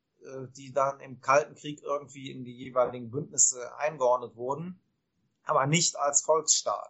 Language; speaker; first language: German; native; German